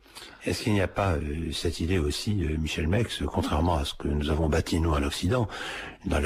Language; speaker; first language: French; native; French